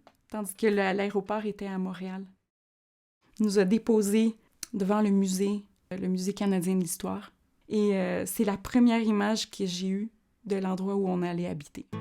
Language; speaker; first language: French; non-native, fluent; Spanish